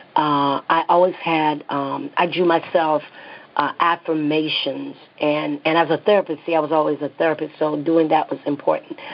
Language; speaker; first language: English; native; English